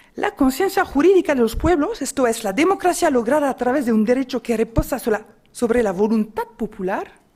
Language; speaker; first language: Spanish; non-native, fluent; French